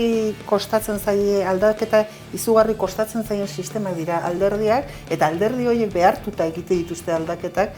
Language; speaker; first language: Basque; native; Basque